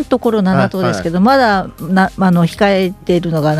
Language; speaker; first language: Japanese; native; Japanese